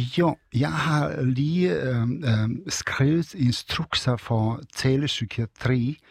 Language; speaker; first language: Danish; non-native, fluent; Serbian